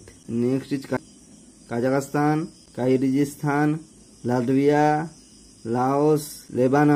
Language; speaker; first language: English; non-native, local second language; Hindi